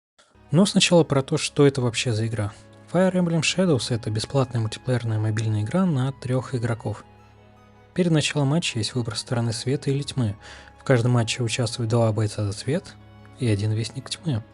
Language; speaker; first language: Russian; native; Russian